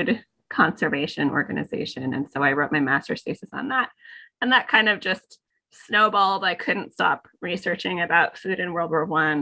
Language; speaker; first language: English; native; English